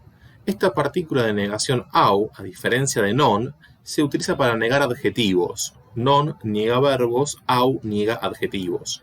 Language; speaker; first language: Spanish; native; Spanish